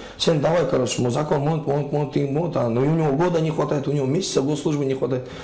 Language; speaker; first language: Russian; non-native, local second language; Kyrgyz